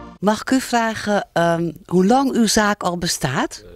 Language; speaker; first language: Dutch; native; Dutch